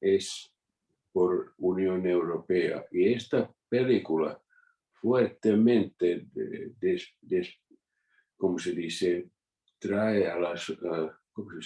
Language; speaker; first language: Spanish; non-native, fluent; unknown